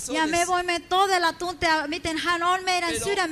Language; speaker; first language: Finnish; non-native, fluent; Spanish